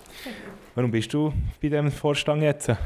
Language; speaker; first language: German; native; German